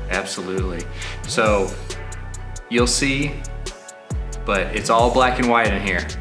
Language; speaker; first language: English; native; English